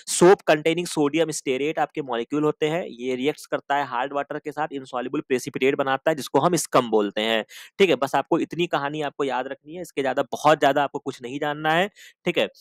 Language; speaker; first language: Hindi; native; Hindi